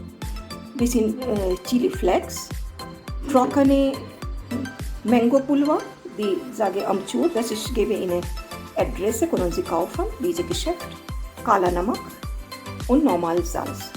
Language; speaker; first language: German; non-native, learner; Hindi